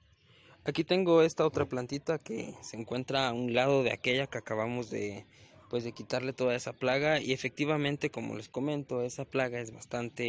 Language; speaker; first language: Spanish; native; Spanish